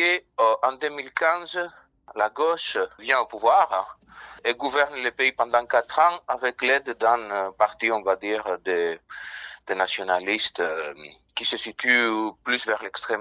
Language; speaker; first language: French; non-native, fluent; Greek